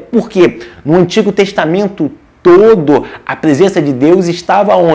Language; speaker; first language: Portuguese; native; Portuguese